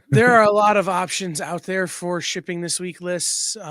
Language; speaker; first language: English; native; English